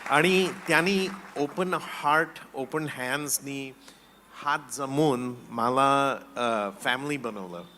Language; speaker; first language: Marathi; early bilingual, heritage; Marathi